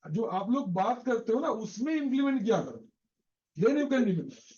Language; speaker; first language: Hindi; non-native, local second language; Bangla